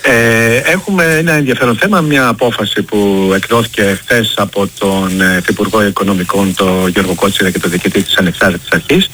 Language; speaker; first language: Greek; native; Greek